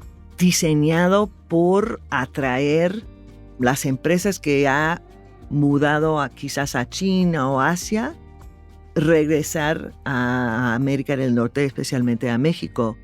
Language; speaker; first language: Spanish; non-native, fluent; English